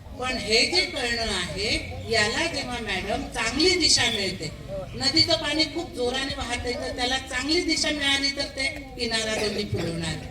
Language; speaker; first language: Marathi; non-native, local second language; Marwari